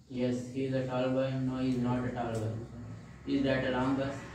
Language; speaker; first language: English; non-native, learner; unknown